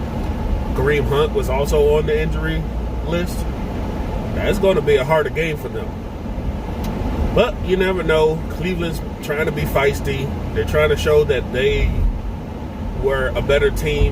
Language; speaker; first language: English; native; English